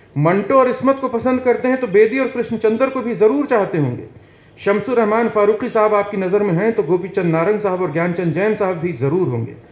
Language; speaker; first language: Hindi; native; Hindi